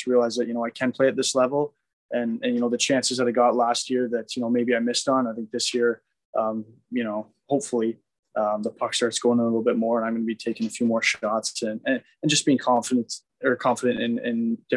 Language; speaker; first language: English; native; English